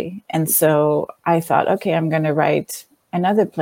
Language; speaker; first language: English; non-native, fluent; French